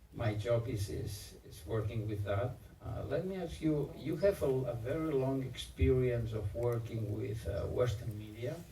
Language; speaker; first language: English; non-native, fluent; Catalan